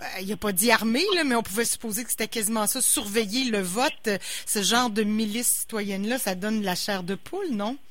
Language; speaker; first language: French; native; French